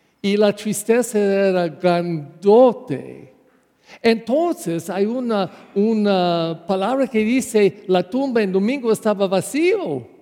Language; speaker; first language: Spanish; non-native, fluent; English